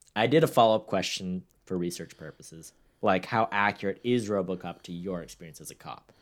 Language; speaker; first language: English; native; English